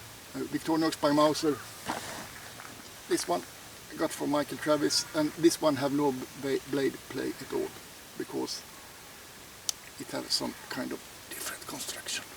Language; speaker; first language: English; non-native, fluent; Swedish